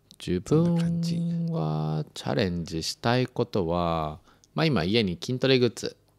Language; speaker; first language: Japanese; native; Japanese